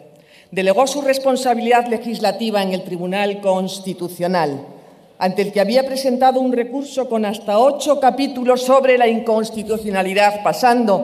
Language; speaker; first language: Spanish; native; Spanish